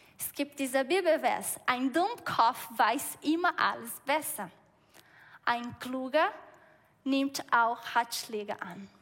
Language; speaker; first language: German; non-native, fluent; Portuguese